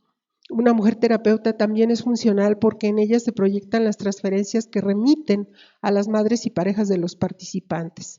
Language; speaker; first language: Spanish; native; Spanish